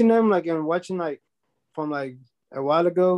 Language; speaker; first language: English; non-native, local second language; Zulu